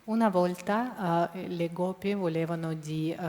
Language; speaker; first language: Italian; non-native, fluent; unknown